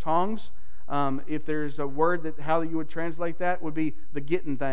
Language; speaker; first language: English; native; English